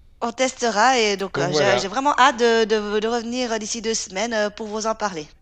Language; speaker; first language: French; native; French